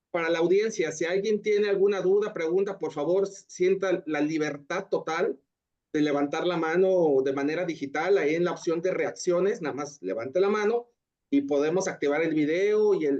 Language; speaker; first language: Spanish; native; Spanish